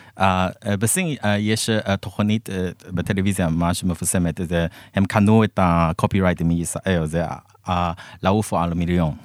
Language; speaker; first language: Hebrew; non-native, fluent; Chinese